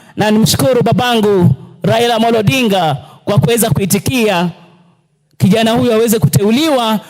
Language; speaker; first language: Swahili; native; Swahili